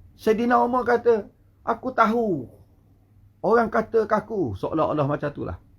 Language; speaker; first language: Malay; native; Malay